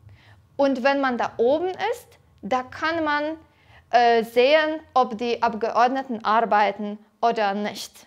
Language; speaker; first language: German; non-native, fluent; Polish